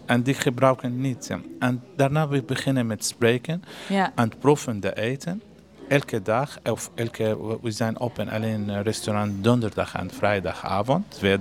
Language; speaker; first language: Dutch; non-native, learner; Arabic